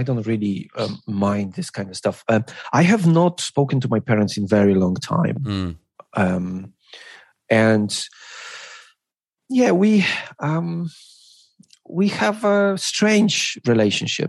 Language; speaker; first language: English; non-native, fluent; Polish